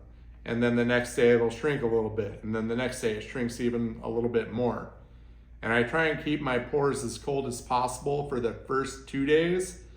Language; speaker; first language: English; native; English